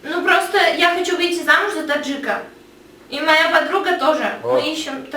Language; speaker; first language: Russian; native; Russian